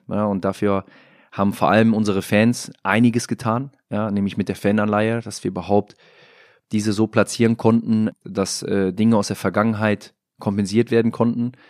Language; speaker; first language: German; native; German